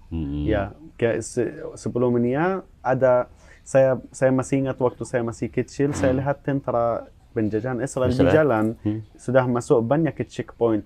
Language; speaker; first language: Indonesian; non-native, fluent; Arabic